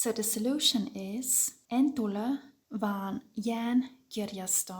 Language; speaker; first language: Finnish; non-native, fluent; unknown